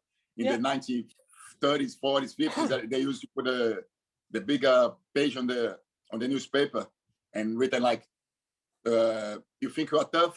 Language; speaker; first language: English; non-native, fluent; Portuguese